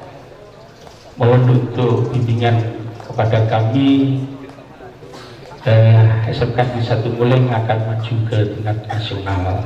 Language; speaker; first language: Indonesian; native; Indonesian